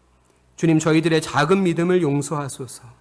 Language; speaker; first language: Korean; native; Korean